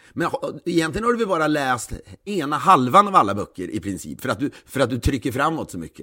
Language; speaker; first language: Swedish; native; Swedish